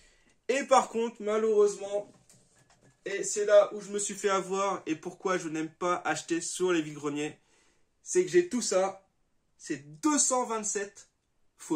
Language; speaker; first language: French; native; French